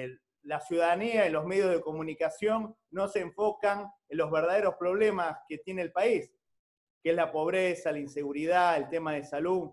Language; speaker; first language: Spanish; native; Spanish